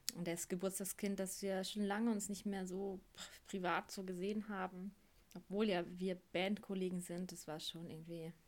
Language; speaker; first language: German; native; German